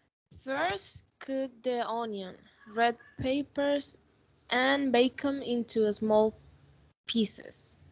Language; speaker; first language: English; non-native, learner; Spanish